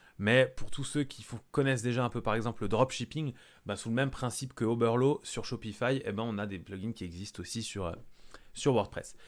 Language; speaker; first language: French; native; French